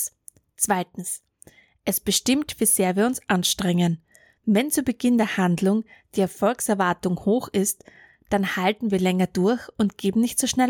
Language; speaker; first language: German; native; German